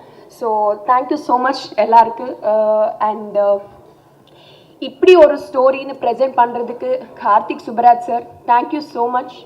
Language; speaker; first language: Tamil; non-native, learner; Telugu